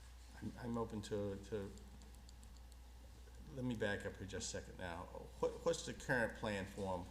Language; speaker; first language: English; native; English